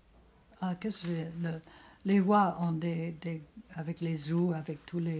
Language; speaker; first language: French; non-native, fluent; English